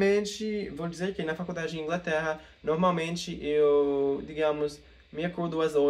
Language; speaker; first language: Portuguese; non-native, fluent; English